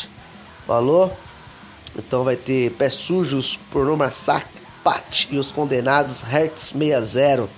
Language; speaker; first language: Portuguese; native; Portuguese